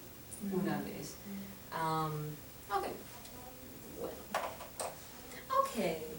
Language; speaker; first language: Spanish; non-native, fluent; English